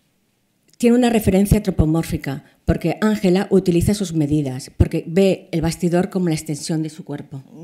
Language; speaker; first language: Spanish; native; Spanish